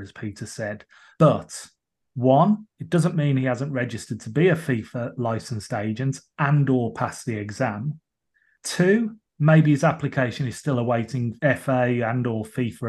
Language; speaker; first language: English; native; English